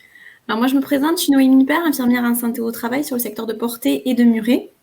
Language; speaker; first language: French; native; French